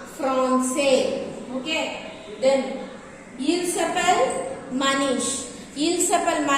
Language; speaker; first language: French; non-native, fluent; Tamil